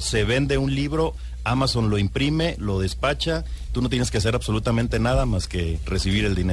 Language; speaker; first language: Spanish; native; Spanish